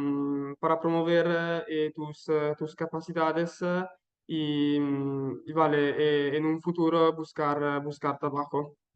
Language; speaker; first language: Spanish; non-native, learner; Italian